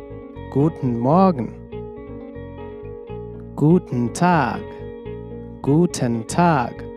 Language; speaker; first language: German; non-native, fluent; Nepali